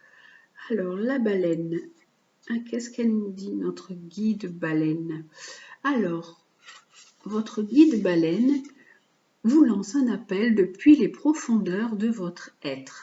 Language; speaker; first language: French; native; French